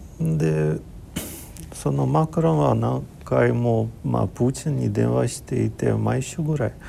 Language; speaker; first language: Japanese; non-native, fluent; Ukrainian